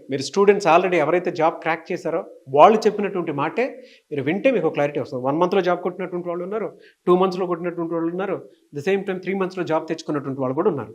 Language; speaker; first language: Telugu; native; Telugu